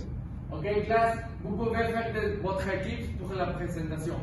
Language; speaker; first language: French; non-native, learner; Spanish